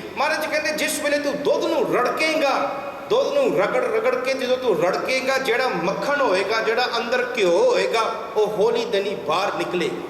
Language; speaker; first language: Punjabi; early bilingual, heritage; Punjabi